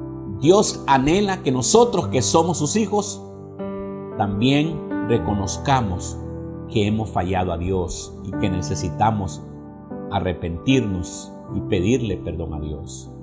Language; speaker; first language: Spanish; native; Spanish